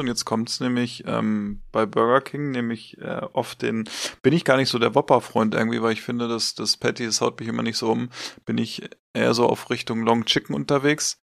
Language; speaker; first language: German; native; German